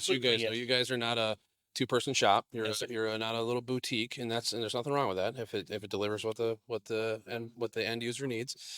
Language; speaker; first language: English; native; English